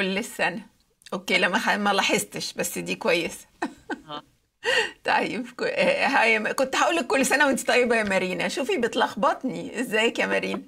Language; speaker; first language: Arabic; native; Arabic